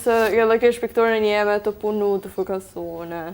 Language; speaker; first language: Albanian; early bilingual, heritage; Albanian